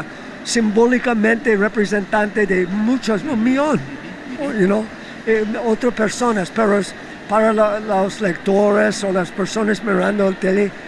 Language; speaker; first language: Spanish; non-native, fluent; English